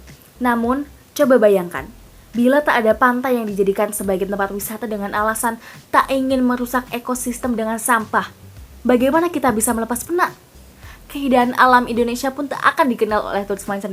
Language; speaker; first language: Indonesian; native; Indonesian